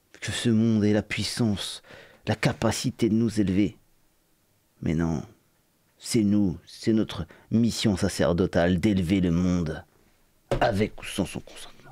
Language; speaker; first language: French; native; French